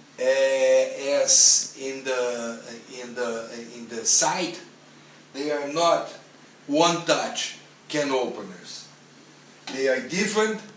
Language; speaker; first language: English; non-native, learner; Portuguese